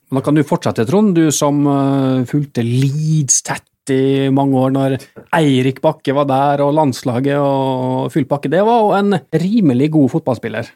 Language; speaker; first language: Norwegian; native; Norwegian